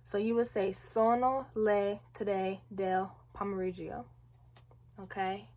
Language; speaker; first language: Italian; non-native, learner; English